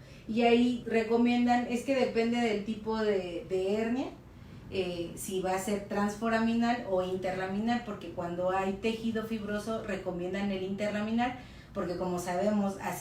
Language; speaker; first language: Spanish; native; Spanish